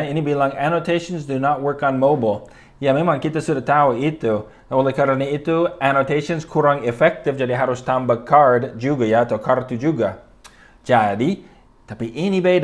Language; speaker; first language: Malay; non-native, fluent; English